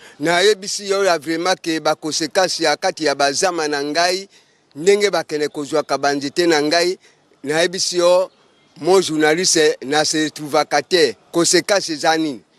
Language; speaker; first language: Lingala; non-native, local second language; Mongo